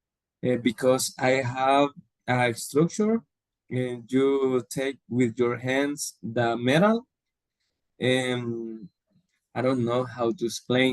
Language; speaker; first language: English; non-native, learner; Spanish